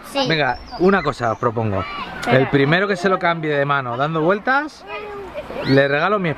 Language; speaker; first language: Spanish; native; Spanish